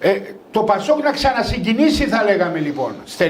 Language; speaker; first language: Greek; native; Greek